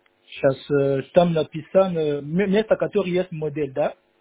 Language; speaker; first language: Russian; non-native, learner; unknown